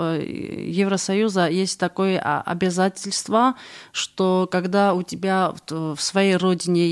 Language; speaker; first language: Russian; non-native, fluent; Georgian